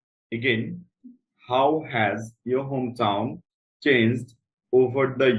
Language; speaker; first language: English; non-native, fluent; Bangla